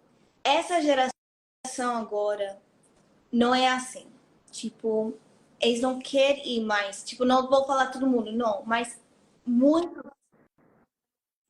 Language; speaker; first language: Portuguese; non-native, fluent; Hebrew